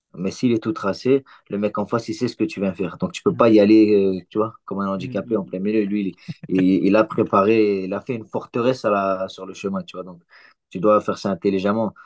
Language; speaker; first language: French; early bilingual, other home language; Chechen